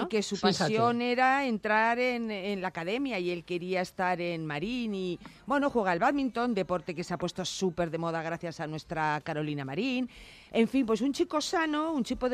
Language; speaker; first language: Spanish; native; Spanish